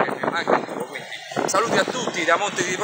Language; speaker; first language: Italian; native; Italian